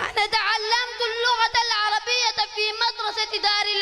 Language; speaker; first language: Arabic; non-native, learner; Urdu